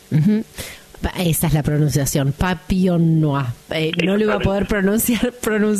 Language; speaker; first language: Spanish; native; Spanish